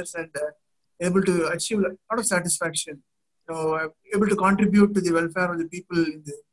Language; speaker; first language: English; non-native, local second language; Tamil